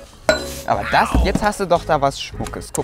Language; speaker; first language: German; native; German